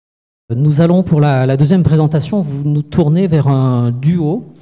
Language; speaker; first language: French; native; French